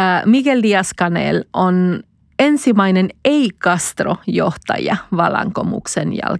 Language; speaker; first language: Finnish; non-native, fluent; Spanish